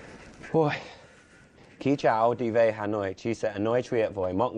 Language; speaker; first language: Vietnamese; non-native, learner; English